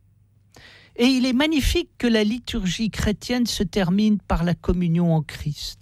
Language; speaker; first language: French; native; French